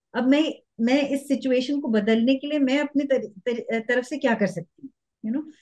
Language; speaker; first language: Hindi; native; Hindi